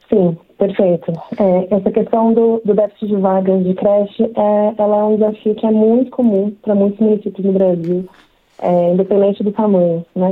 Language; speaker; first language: Portuguese; native; Portuguese